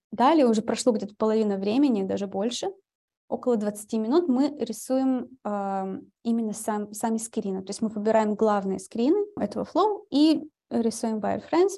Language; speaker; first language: Russian; early bilingual, heritage; Russian